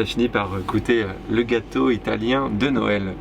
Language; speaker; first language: French; native; French